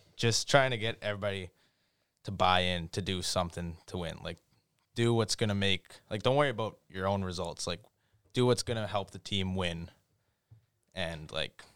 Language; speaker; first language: English; native; English